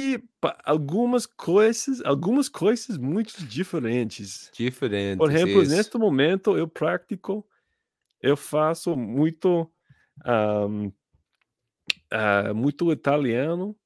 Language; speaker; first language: Portuguese; non-native, learner; English